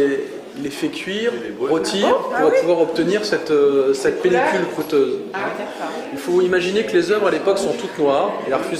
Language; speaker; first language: French; native; French